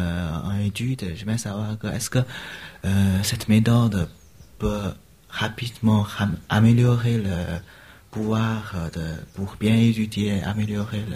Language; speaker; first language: French; non-native, learner; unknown